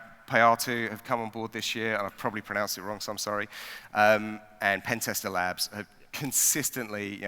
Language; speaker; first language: English; native; English